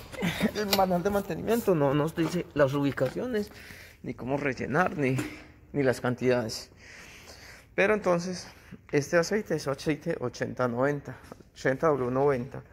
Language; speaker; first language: Spanish; native; Spanish